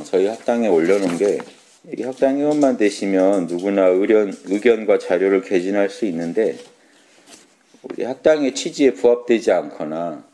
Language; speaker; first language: Korean; native; Korean